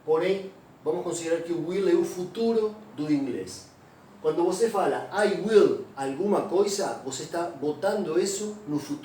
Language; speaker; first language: Portuguese; non-native, fluent; Spanish